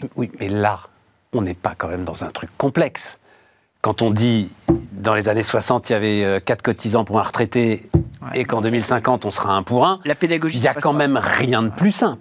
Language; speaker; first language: French; native; French